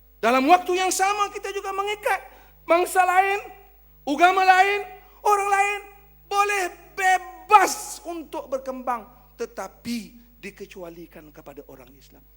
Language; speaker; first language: Malay; native; Malay